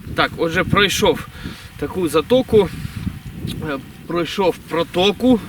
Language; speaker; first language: Ukrainian; native; Ukrainian